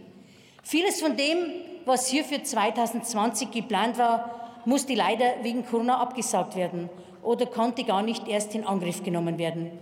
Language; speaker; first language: German; native; German